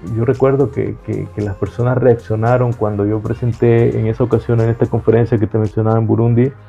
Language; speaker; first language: Spanish; native; Spanish